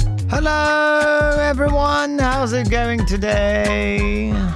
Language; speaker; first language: English; early bilingual, heritage; English